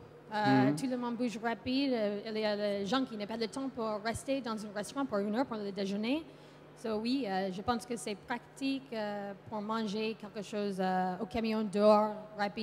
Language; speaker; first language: French; non-native, fluent; English